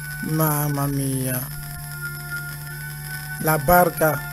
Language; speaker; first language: Italian; non-native, learner; Dyula